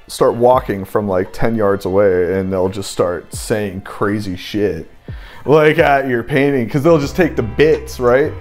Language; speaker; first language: English; native; English